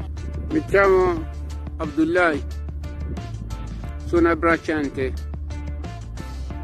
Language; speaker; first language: Italian; non-native, learner; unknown